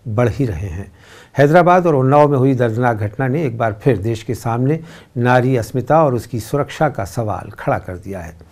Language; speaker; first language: Hindi; native; Hindi